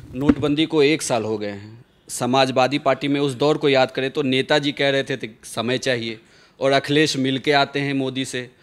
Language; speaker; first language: Hindi; native; Hindi